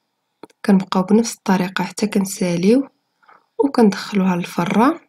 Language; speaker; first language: Arabic; native; Arabic